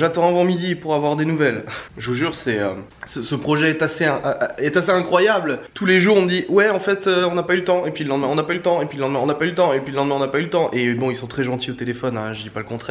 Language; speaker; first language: French; native; French